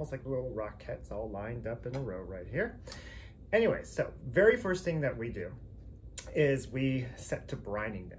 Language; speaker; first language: English; native; English